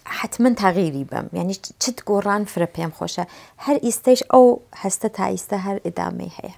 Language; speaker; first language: Central Kurdish; native; Central Kurdish